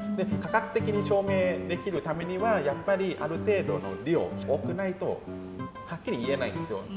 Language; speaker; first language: Japanese; non-native, fluent; Thai